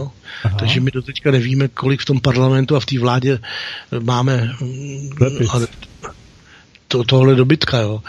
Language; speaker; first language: Czech; native; Czech